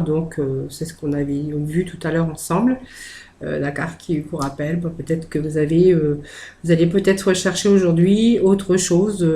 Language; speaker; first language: French; native; French